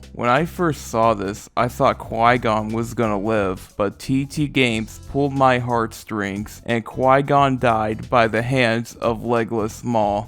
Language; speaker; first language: English; native; English